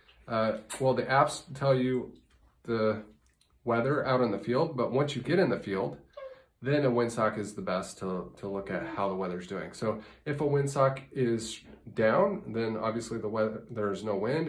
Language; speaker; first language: English; native; English